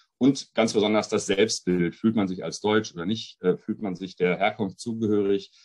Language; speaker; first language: German; early bilingual, other home language; Arabic